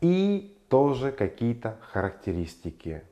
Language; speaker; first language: Russian; non-native, fluent; Spanish